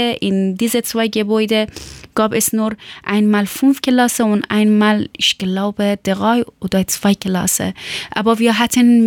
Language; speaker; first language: German; non-native, learner; Persian